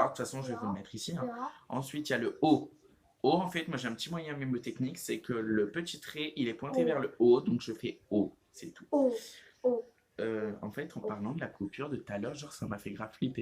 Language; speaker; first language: French; native; French